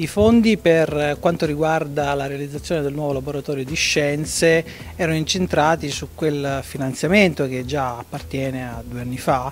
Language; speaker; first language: Italian; native; Italian